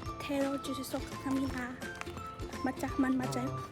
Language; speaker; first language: Korean; non-native, learner; Lao